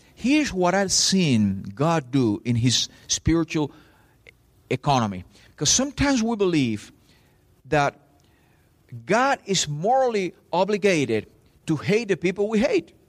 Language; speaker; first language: English; non-native, fluent; Spanish